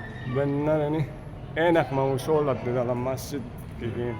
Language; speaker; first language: Indonesian; non-native, fluent; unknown